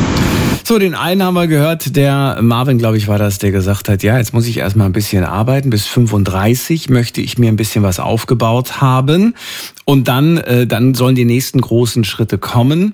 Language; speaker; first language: German; native; German